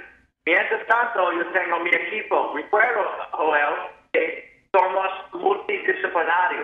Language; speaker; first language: Spanish; non-native, fluent; English